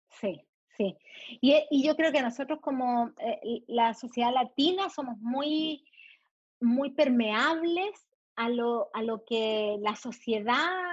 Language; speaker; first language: Spanish; early bilingual, heritage; Spanish